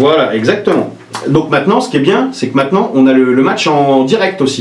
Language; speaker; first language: French; native; French